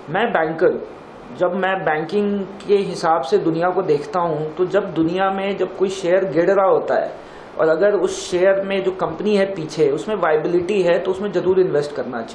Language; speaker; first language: Hindi; native; Hindi